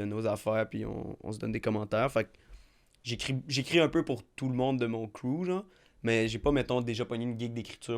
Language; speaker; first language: French; native; French